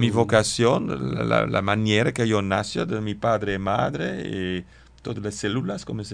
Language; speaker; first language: Spanish; non-native, learner; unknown